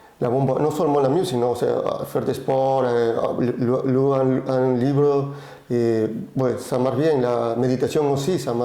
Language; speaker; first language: French; non-native, learner; Spanish